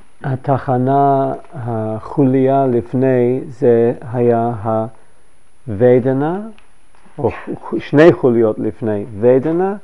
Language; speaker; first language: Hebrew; non-native, fluent; English